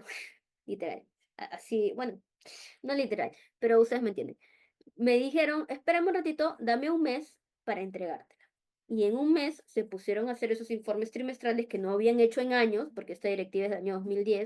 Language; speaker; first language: Spanish; native; Spanish